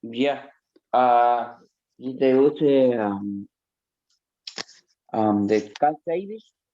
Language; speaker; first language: English; non-native, learner; Spanish